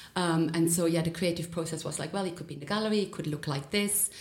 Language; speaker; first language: English; non-native, fluent; German